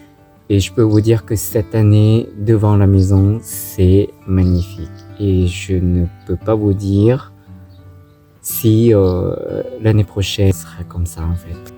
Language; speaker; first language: French; non-native, fluent; Thai